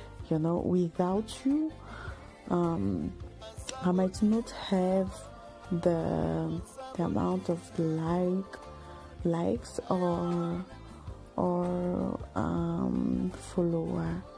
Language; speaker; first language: English; non-native, learner; French